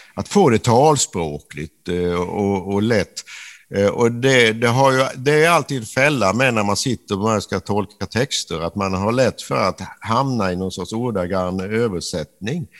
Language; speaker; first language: Swedish; native; Swedish